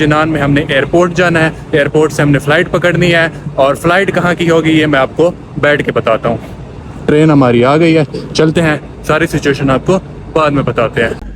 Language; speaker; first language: Urdu; non-native, local second language; Punjabi